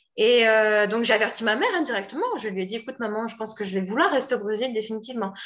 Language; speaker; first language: French; native; French